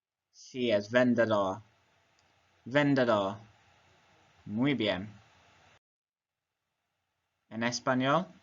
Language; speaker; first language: Spanish; non-native, learner; English